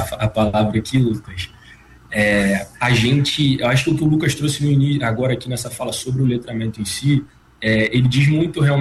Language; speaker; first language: Portuguese; native; Portuguese